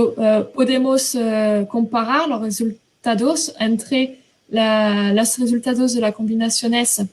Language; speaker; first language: Spanish; non-native, fluent; French